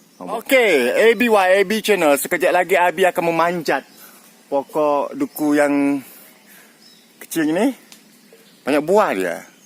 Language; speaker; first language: Malay; non-native, local second language; Achinese